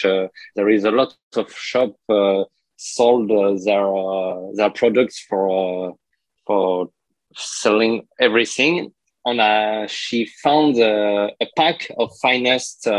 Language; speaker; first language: English; non-native, learner; French